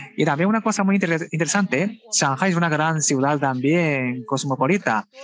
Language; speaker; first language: Spanish; non-native, fluent; Chinese